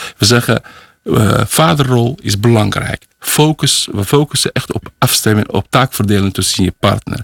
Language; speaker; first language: Dutch; early bilingual, other home language; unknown